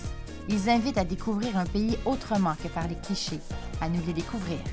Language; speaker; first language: French; native; French